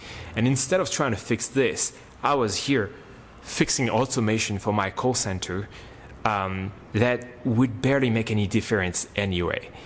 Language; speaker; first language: English; non-native, fluent; French